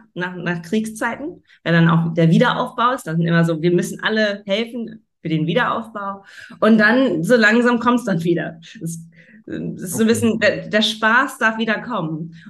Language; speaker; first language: German; early bilingual, heritage; German